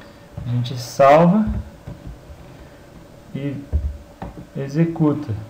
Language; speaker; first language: Portuguese; native; Portuguese